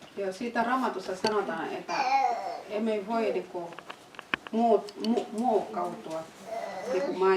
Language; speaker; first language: Finnish; non-native, fluent; Swahili